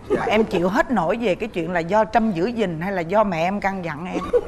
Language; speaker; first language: Vietnamese; native; Vietnamese